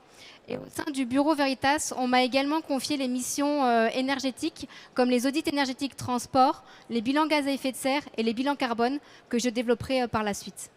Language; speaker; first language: French; native; French